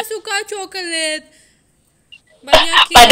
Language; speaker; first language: Indonesian; non-native, learner; Russian